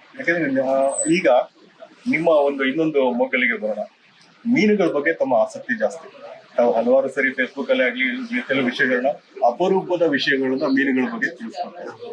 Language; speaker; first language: Kannada; native; Kannada